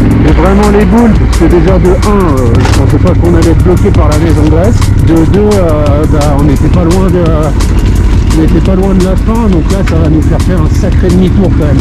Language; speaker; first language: French; native; French